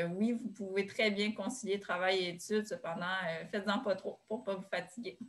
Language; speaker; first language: French; native; French